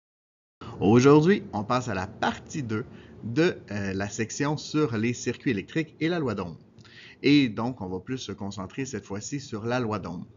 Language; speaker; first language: French; native; French